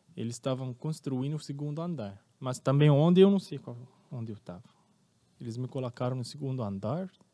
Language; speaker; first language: Portuguese; non-native, fluent; Arabic